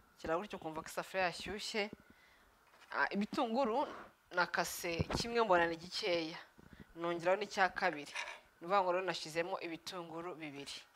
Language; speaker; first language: Kinyarwanda; early bilingual, heritage; Kinyarwanda